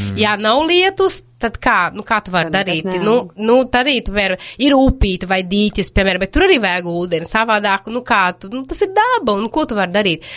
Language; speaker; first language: Latvian; non-native, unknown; Portuguese